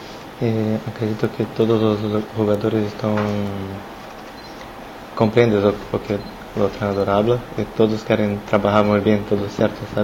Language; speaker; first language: Portuguese; non-native, learner; Spanish